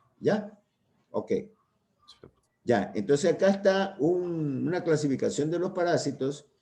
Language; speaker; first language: Spanish; native; Spanish